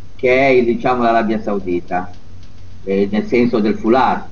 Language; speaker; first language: Italian; native; Italian